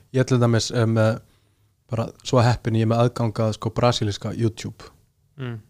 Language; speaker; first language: Icelandic; early bilingual, other home language; Portuguese